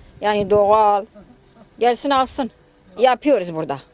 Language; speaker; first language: Turkish; non-native, local second language; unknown